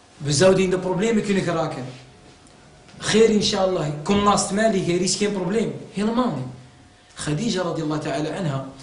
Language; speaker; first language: Dutch; early bilingual, other home language; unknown